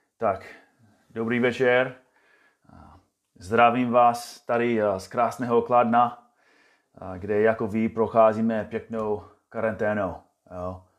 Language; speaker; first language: Czech; non-native, fluent; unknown